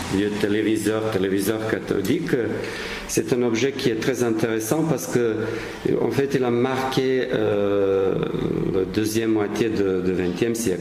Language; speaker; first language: French; non-native, fluent; Serbian